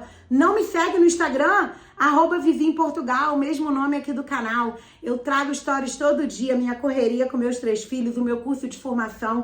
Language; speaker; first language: Portuguese; native; Portuguese